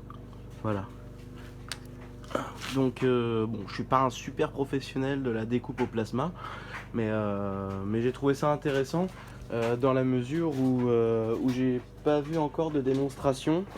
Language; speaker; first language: French; native; French